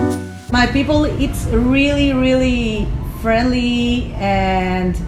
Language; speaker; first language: English; non-native, learner; Spanish